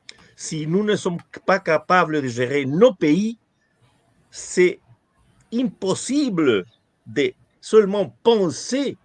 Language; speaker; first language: French; non-native, fluent; Spanish